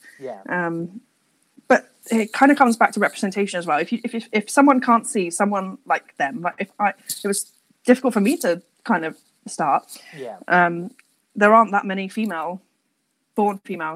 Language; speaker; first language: English; native; English